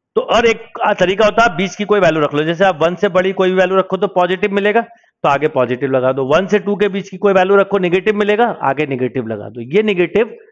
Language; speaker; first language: Hindi; native; Hindi